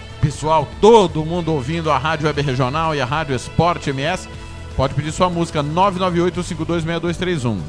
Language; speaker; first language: Portuguese; native; Portuguese